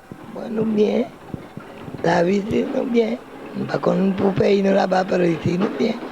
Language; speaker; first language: Haitian Creole; early bilingual, heritage; Spanish